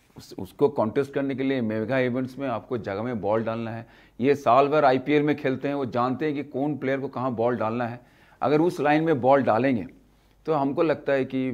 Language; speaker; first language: Hindi; native; Hindi